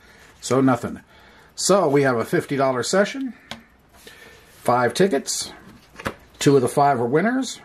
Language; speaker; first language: English; native; English